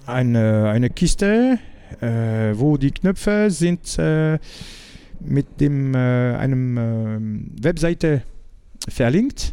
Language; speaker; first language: German; non-native, learner; French